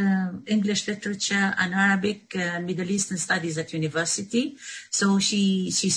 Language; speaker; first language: English; non-native, fluent; Arabic